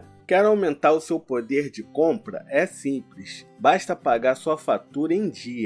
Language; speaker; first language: Portuguese; native; Portuguese